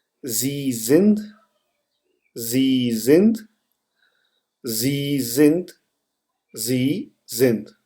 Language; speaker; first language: German; non-native, learner; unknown